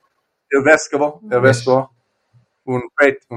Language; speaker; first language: Italian; non-native, learner; English